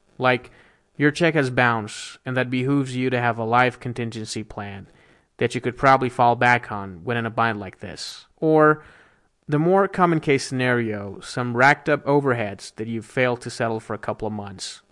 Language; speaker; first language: English; non-native, fluent; Persian